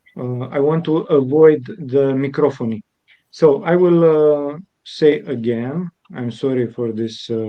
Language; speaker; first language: English; non-native, fluent; Romanian